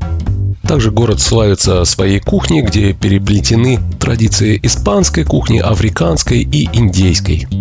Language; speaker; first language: Russian; native; Russian